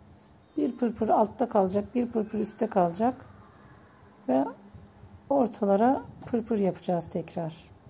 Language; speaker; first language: Turkish; native; Turkish